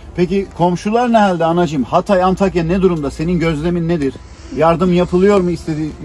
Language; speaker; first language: Turkish; native; Turkish